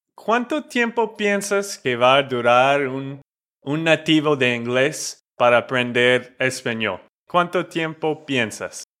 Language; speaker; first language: Spanish; non-native, fluent; English